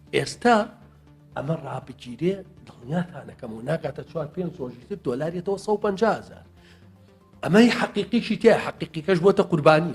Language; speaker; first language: Central Kurdish; native; Central Kurdish